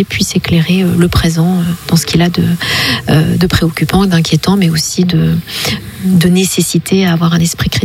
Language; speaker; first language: French; non-native, local second language; Kinyarwanda